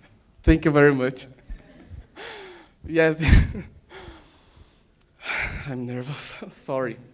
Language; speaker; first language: English; non-native, learner; Portuguese